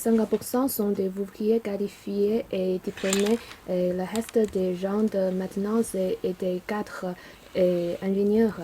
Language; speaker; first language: French; non-native, learner; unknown